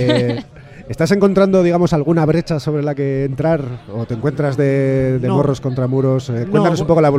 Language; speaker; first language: Spanish; native; Spanish